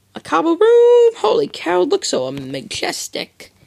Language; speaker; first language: English; native; English